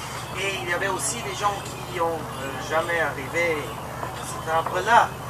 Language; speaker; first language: French; non-native, local second language; Luxembourgish